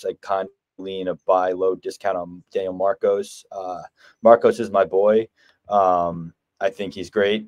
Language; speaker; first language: English; native; English